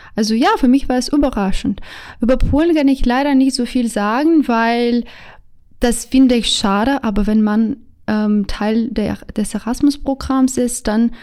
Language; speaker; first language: German; non-native, fluent; Russian